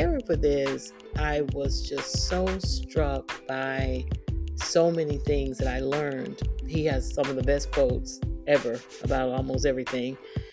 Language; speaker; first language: English; native; English